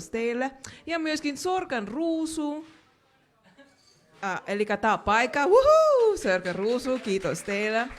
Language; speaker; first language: Finnish; non-native, fluent; English